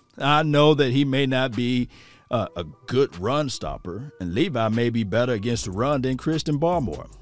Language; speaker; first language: English; native; English